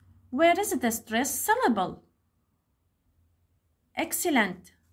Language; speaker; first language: English; non-native, fluent; Arabic